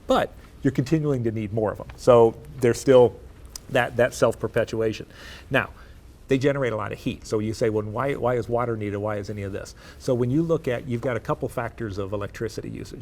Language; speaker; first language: English; native; English